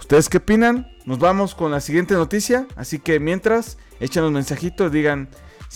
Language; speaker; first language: Spanish; native; Spanish